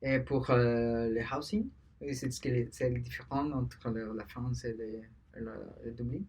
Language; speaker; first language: French; non-native, learner; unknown